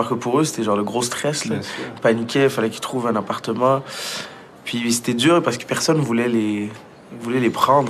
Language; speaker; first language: French; early bilingual, other home language; Arabic